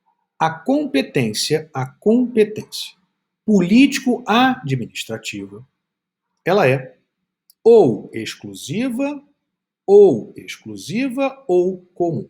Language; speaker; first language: Portuguese; native; Portuguese